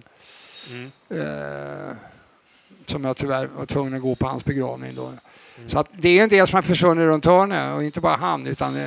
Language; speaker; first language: Swedish; native; Swedish